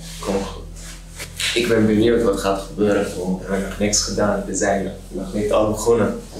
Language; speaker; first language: Dutch; non-native, learner; Arabic